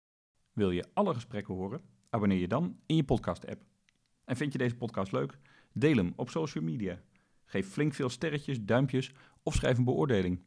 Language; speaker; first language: Dutch; native; Dutch